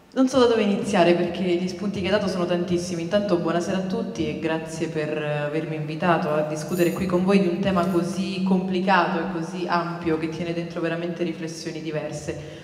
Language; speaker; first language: Italian; native; Italian